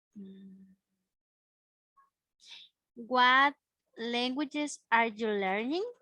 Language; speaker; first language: English; non-native, learner; Spanish